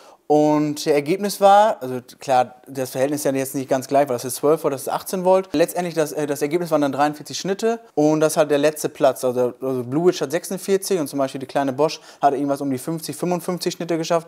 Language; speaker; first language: German; native; German